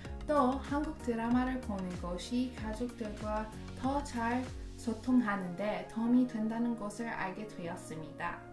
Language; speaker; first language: Korean; non-native, learner; Persian